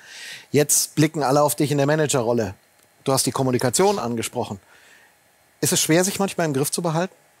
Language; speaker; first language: German; native; German